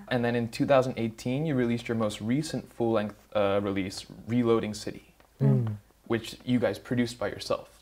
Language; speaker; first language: English; early bilingual, other home language; Japanese